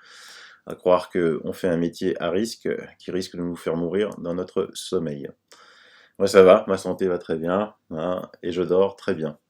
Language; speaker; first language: French; native; French